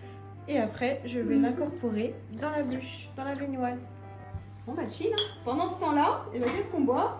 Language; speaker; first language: French; native; French